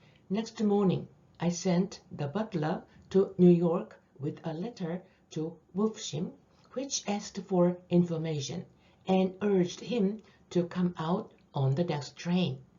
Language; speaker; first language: English; non-native, fluent; Korean